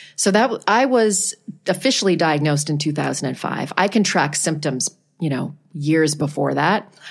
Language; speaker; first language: English; native; English